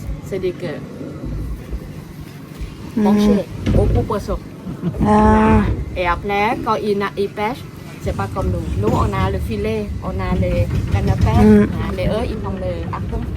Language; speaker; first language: French; non-native, learner; Thai